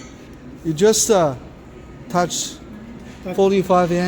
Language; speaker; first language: English; non-native, learner; Chinese